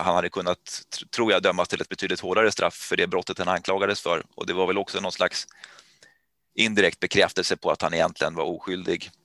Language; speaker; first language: Swedish; native; Swedish